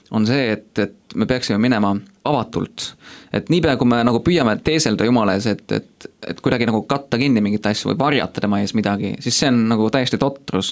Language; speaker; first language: Estonian; native; Estonian